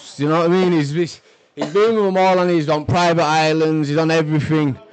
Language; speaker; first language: English; native; English